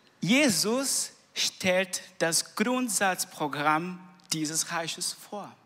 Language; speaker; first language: German; non-native, learner; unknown